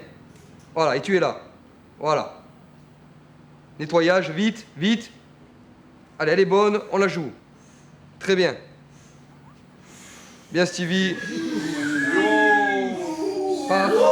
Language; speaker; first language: French; native; French